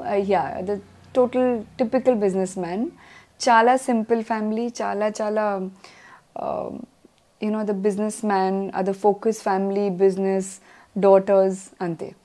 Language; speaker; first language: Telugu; non-native, learner; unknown